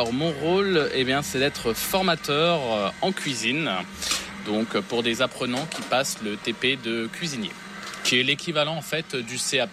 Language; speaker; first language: French; native; French